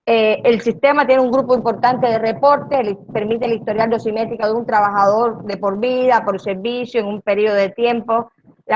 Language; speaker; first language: Spanish; native; Spanish